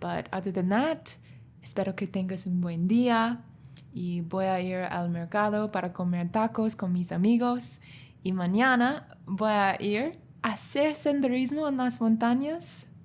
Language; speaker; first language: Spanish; non-native, learner; English